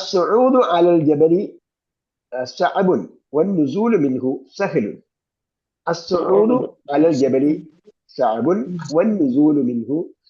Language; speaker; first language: Arabic; non-native, fluent; Malayalam